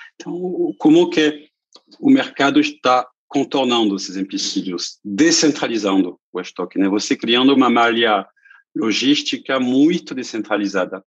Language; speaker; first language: Portuguese; non-native, fluent; French